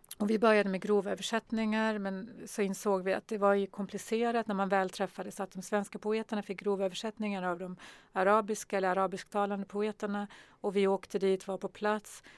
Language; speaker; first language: Swedish; early bilingual, other home language; Arabic